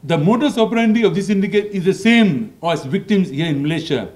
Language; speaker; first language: English; non-native, local second language; Malay